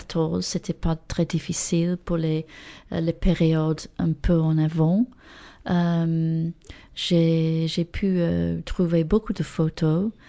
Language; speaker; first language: French; non-native, learner; English